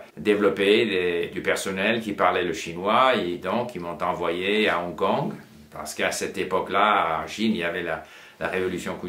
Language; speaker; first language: French; non-native, fluent; English